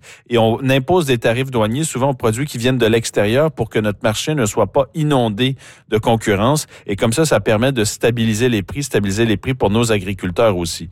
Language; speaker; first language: French; native; French